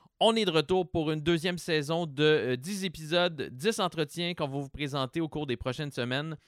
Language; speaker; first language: French; native; French